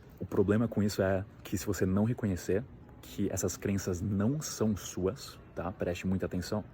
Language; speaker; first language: Portuguese; native; Portuguese